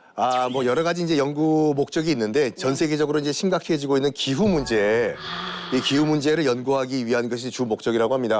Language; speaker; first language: Korean; native; Korean